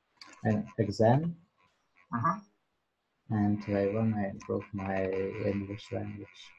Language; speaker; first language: English; non-native, learner; Russian